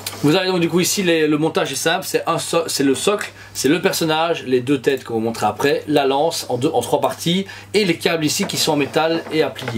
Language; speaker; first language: French; native; French